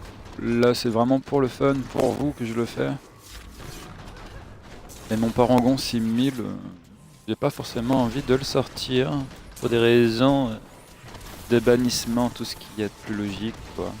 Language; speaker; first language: French; native; French